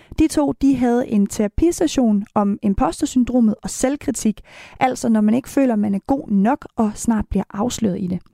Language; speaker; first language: Danish; native; Danish